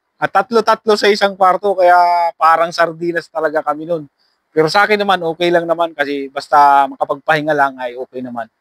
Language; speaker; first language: Filipino; native; Filipino